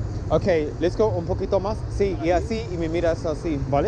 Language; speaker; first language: Spanish; non-native, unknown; English